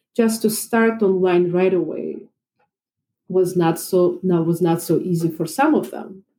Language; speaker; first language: English; non-native, fluent; Russian